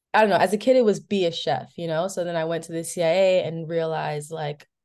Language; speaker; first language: English; native; English